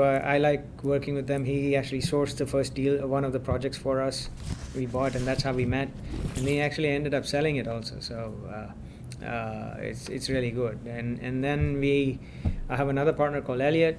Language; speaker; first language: English; non-native, local second language; Gujarati